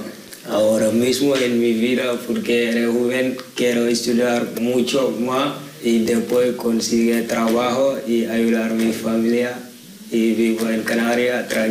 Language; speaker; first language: Spanish; non-native, learner; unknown